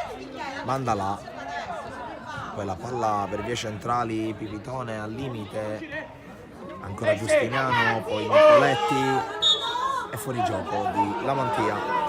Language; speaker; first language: Italian; native; Italian